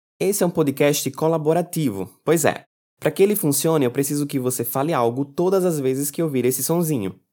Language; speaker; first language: Portuguese; native; Portuguese